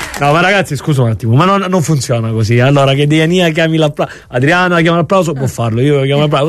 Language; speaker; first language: Italian; native; Italian